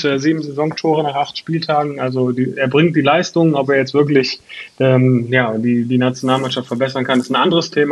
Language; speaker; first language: German; native; German